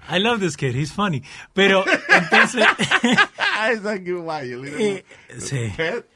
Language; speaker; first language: Spanish; native; Spanish